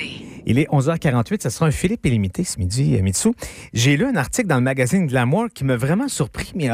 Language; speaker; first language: French; native; French